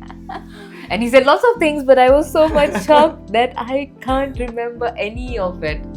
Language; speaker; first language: English; non-native, local second language; Hindi